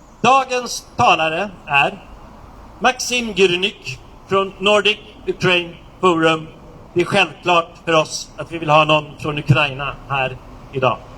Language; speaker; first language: Swedish; native; Swedish